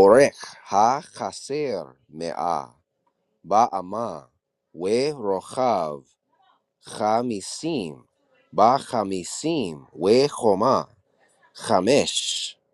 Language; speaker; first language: Hebrew; non-native, learner; English